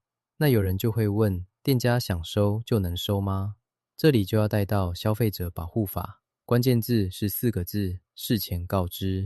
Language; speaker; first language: Chinese; native; Chinese